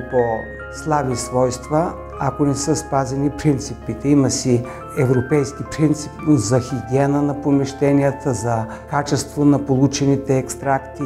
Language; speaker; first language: Bulgarian; native; Bulgarian